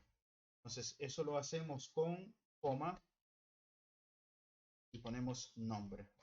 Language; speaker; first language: Spanish; native; Spanish